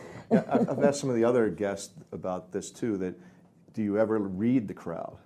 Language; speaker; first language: English; native; English